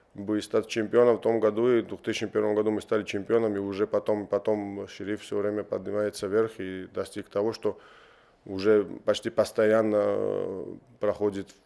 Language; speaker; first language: Russian; non-native, local second language; Georgian